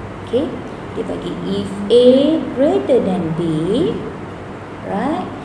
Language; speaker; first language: English; non-native, local second language; Malay